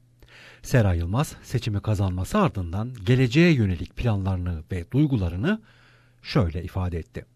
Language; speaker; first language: Turkish; native; Turkish